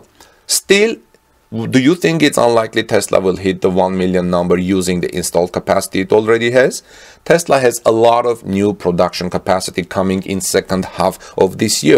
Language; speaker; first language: English; non-native, fluent; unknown